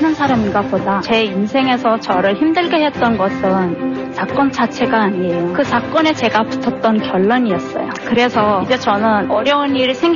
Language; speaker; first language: Korean; non-native, fluent; Turkmen